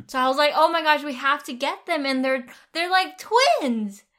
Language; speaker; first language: English; non-native, fluent; Vietnamese